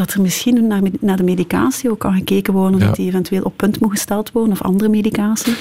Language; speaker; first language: Dutch; native; Dutch